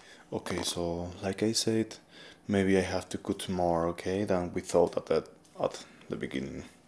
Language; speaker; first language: English; non-native, fluent; Spanish